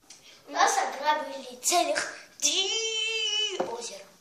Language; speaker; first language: Russian; non-native, learner; Armenian